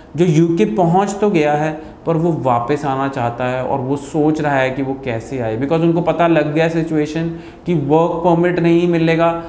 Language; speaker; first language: Hindi; non-native, local second language; Punjabi